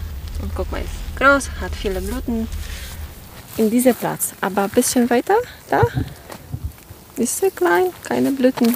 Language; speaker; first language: German; non-native, learner; Polish